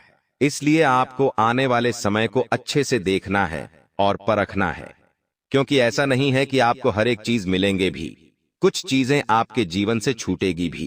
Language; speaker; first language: Hindi; native; Hindi